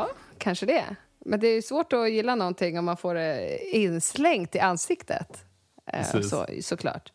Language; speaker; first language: Swedish; native; Swedish